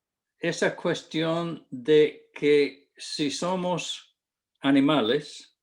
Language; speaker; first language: Spanish; non-native, fluent; English